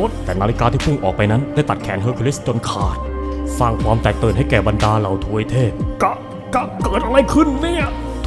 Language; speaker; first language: Thai; native; Thai